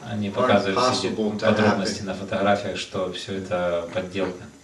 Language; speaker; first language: Russian; native; Russian